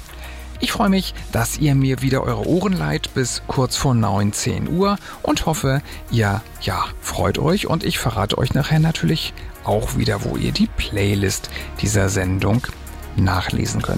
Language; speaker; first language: German; native; German